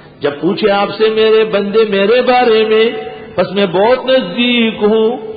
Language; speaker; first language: Urdu; non-native, local second language; Pashto